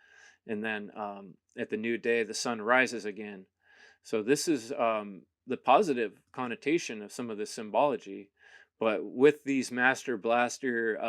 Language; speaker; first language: English; native; English